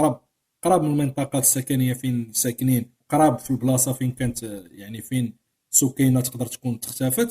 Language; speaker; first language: Arabic; native; Arabic